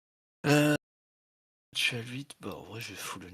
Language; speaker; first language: French; native; French